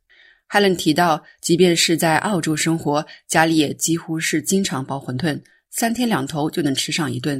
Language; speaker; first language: Chinese; native; Chinese